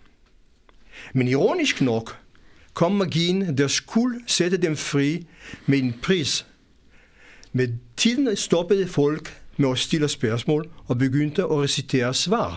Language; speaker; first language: Danish; non-native, fluent; Hebrew